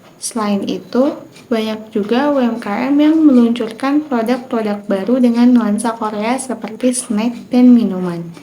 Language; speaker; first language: Indonesian; native; Indonesian